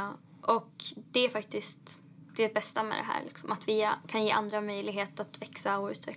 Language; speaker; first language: Swedish; native; Swedish